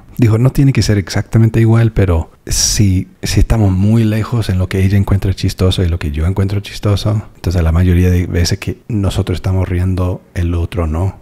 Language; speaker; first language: Spanish; non-native, fluent; English